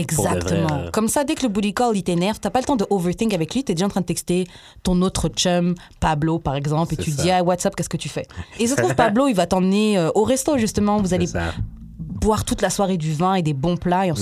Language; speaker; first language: French; native; French